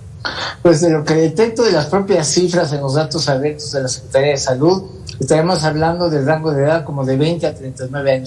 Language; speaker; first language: Spanish; native; Spanish